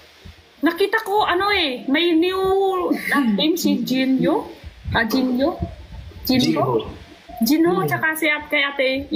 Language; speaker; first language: Filipino; non-native, learner; Chinese